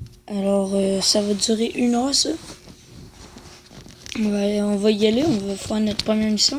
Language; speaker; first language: French; native; French